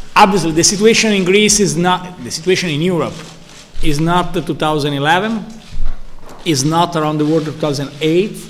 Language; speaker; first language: English; non-native, learner; Italian